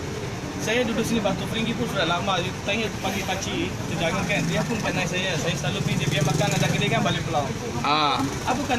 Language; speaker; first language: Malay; non-native, fluent; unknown